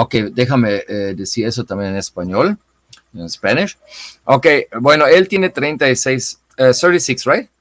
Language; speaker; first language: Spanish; non-native, fluent; German